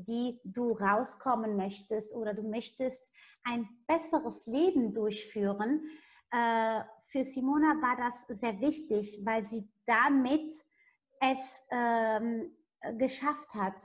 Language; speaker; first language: German; non-native, fluent; Italian